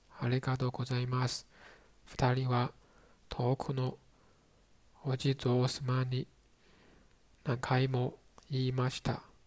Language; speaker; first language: Japanese; non-native, learner; Chinese